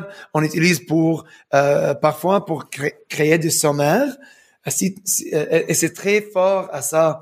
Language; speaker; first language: French; early bilingual, heritage; French